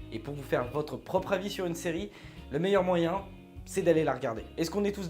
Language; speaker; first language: French; native; French